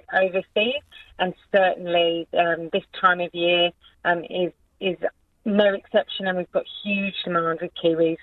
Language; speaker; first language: English; native; English